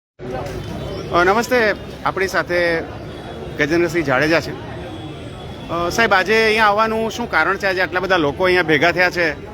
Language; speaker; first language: Gujarati; native; Gujarati